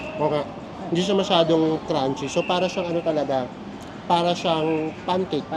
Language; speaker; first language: Filipino; native; Filipino